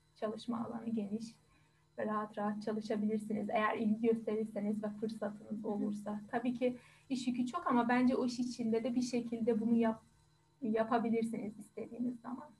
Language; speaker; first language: Turkish; non-native, fluent; Persian